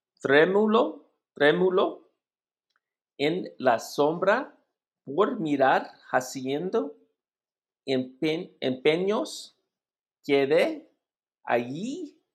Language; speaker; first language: Spanish; non-native, learner; English